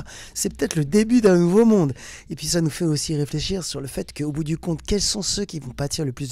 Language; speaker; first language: French; native; French